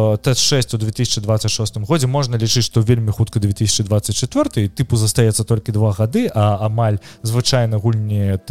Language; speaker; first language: Belarusian; non-native, local second language; Russian